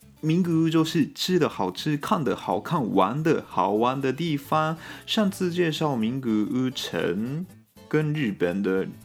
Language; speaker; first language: Chinese; non-native, fluent; Japanese